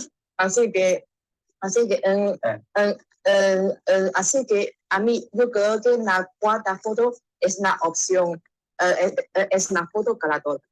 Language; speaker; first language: Spanish; non-native, learner; Chinese